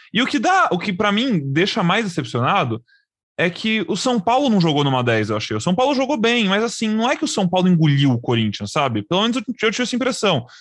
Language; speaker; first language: Portuguese; native; Portuguese